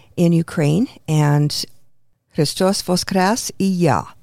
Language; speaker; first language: English; early bilingual, other home language; Ukrainian